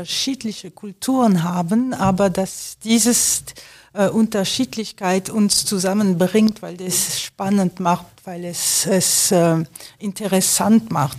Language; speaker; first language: German; non-native, fluent; French